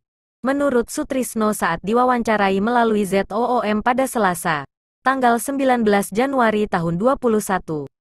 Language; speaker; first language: Indonesian; native; Indonesian